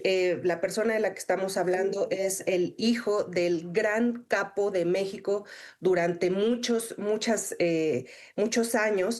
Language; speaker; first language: Spanish; native; Spanish